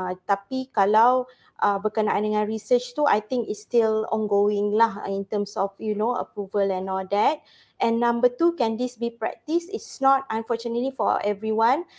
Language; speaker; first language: English; non-native, local second language; Malay